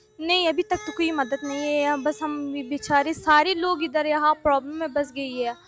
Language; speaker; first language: Urdu; non-native, learner; Persian